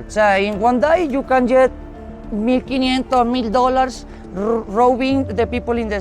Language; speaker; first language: English; non-native, learner; Spanish